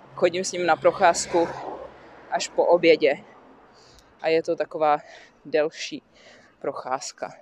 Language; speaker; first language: Czech; native; Czech